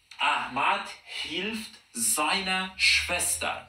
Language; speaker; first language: German; non-native, fluent; Persian